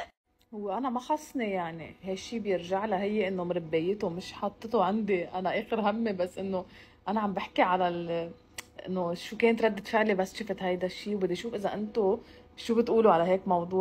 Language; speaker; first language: Arabic; native; Arabic